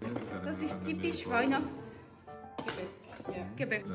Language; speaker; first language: German; non-native, learner; Japanese